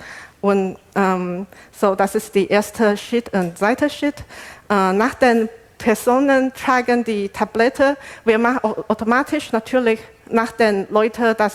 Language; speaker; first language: German; non-native, learner; Chinese